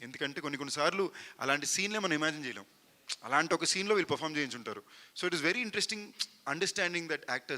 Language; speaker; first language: Telugu; native; Telugu